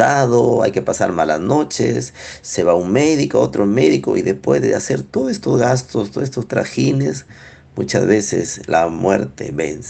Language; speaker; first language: Spanish; native; Spanish